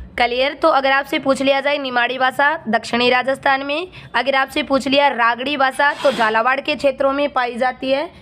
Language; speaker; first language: Hindi; native; Hindi